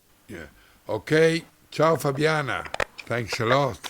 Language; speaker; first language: English; non-native, learner; Italian